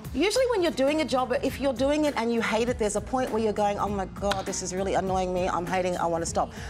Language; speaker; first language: English; native; English